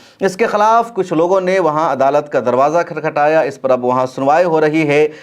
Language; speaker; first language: Urdu; native; Urdu